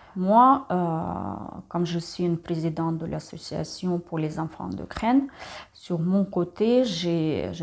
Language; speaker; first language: French; non-native, learner; Ukrainian